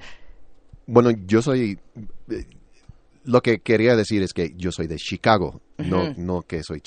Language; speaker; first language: Spanish; early bilingual, other home language; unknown